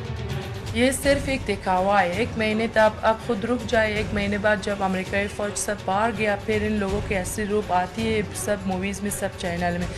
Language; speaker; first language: Hindi; non-native, learner; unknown